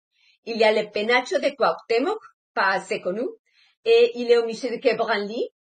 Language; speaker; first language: French; non-native, fluent; Spanish